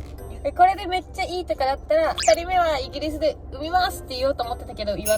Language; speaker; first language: Japanese; native; Japanese